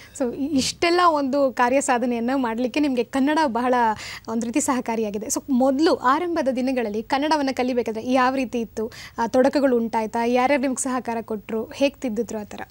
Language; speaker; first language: Kannada; native; Kannada